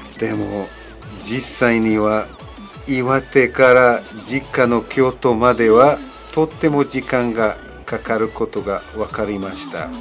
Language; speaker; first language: Japanese; non-native, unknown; English